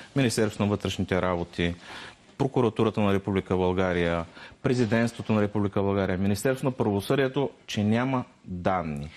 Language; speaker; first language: Bulgarian; non-native, local second language; Turkish